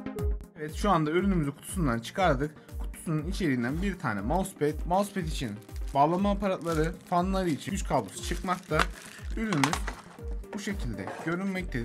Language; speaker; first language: Turkish; native; Turkish